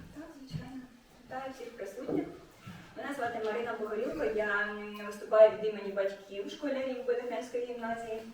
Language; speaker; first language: Ukrainian; native; Ukrainian